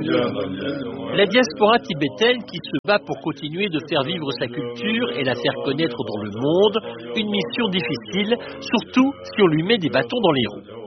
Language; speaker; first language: French; native; French